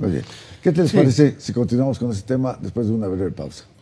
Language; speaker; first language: Spanish; native; Spanish